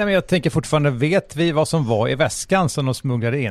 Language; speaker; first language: Swedish; native; Swedish